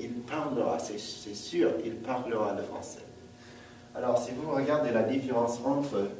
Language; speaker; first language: French; non-native, fluent; English